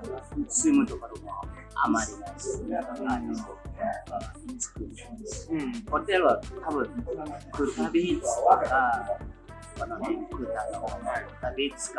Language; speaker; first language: Japanese; non-native, fluent; Indonesian